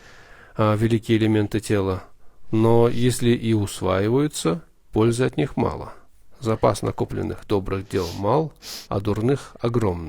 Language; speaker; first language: Russian; native; Russian